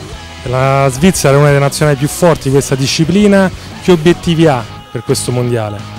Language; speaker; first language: Italian; native; Italian